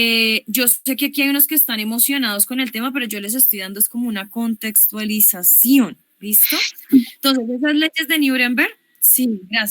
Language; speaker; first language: Spanish; native; Spanish